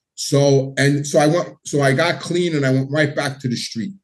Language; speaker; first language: English; native; English